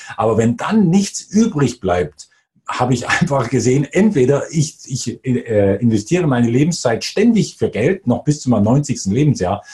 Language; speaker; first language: German; native; German